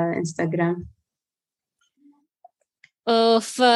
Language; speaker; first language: Arabic; non-native, learner; English